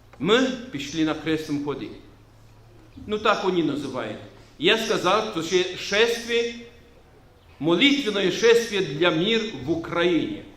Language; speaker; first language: Ukrainian; non-native, local second language; Romanian